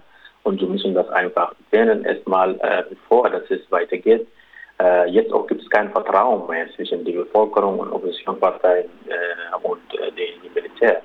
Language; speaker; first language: German; non-native, local second language; Arabic